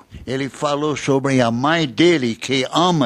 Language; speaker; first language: Portuguese; non-native, learner; English